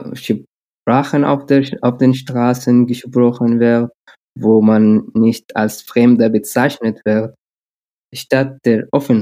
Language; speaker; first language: German; non-native, learner; Arabic